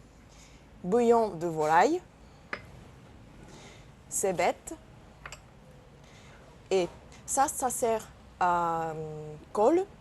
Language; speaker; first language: French; non-native, learner; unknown